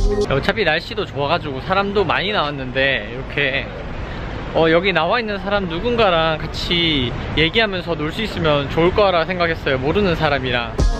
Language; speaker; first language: Korean; native; Korean